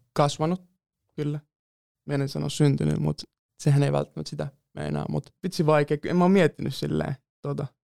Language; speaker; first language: Finnish; native; Finnish